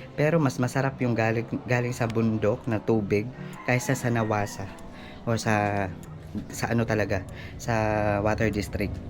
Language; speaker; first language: Filipino; non-native, local second language; Waray